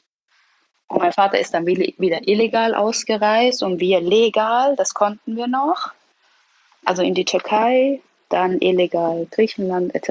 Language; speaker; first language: German; early bilingual, other home language; Persian